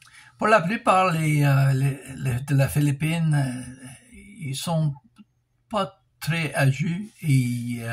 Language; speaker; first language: French; non-native, local second language; English